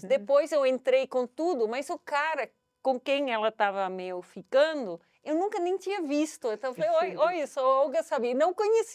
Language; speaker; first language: Portuguese; non-native, fluent; Dutch